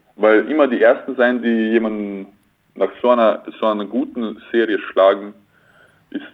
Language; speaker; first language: German; native; German